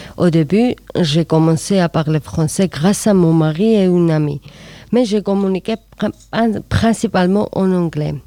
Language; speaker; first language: French; non-native, learner; Georgian